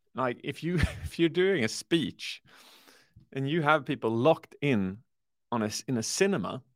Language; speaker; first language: English; early bilingual, other home language; Swedish